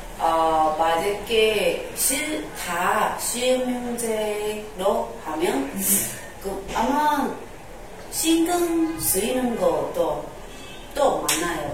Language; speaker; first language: Korean; non-native, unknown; Chinese